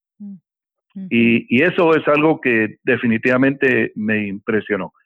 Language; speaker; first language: Spanish; native; Spanish